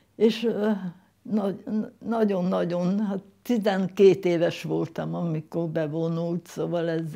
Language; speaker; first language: Hungarian; non-native, local second language; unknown